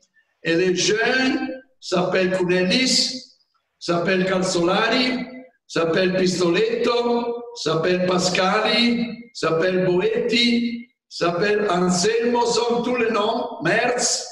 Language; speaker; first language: French; non-native, fluent; Italian